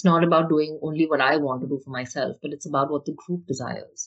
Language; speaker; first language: English; non-native, local second language; Hindi